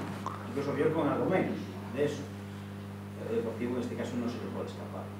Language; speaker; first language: Galician; native; Galician